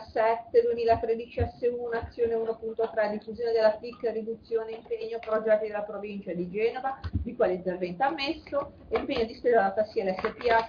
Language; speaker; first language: Italian; native; Italian